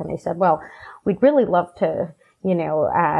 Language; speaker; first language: English; native; English